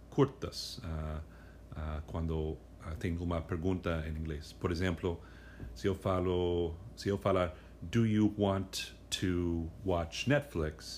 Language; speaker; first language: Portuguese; non-native, fluent; English